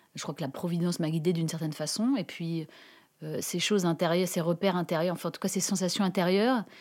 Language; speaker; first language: French; native; French